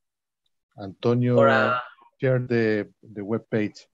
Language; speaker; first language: English; non-native, learner; Spanish